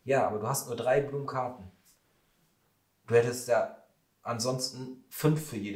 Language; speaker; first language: German; native; German